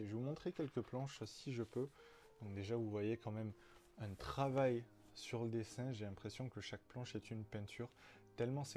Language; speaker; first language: French; native; French